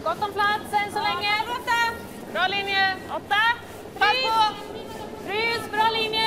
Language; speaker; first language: Swedish; native; Swedish